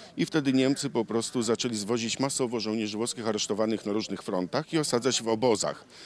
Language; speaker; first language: Polish; non-native, fluent; Italian